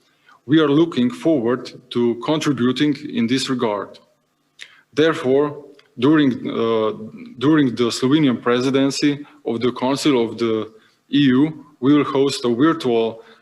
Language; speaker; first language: English; non-native, fluent; Slovenian